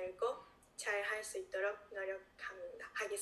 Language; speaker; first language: Korean; non-native, learner; Japanese